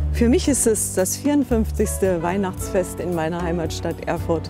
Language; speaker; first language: German; native; German